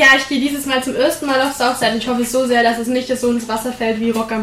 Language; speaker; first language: German; native; German